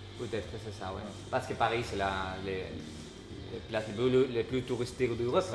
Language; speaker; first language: French; non-native, learner; Spanish